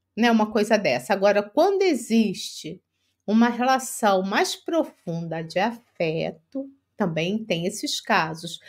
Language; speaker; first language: Portuguese; native; Portuguese